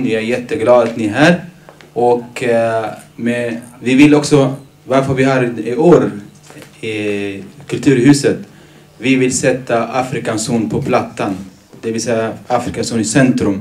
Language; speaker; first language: Swedish; non-native, fluent; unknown